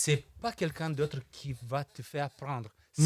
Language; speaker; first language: French; non-native, fluent; Romanian